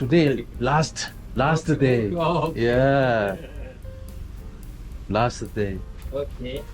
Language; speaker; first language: English; non-native, learner; Korean